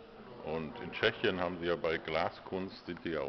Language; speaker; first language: German; native; German